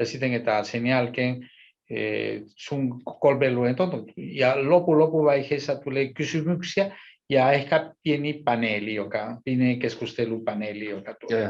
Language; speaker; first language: Finnish; non-native, learner; Spanish